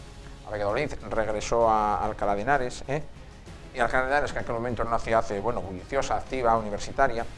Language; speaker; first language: Spanish; native; Spanish